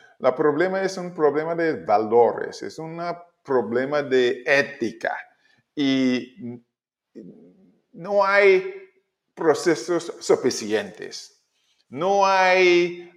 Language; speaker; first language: Spanish; non-native, learner; English